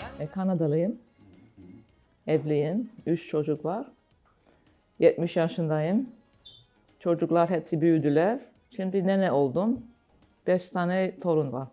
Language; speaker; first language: Turkish; non-native, learner; English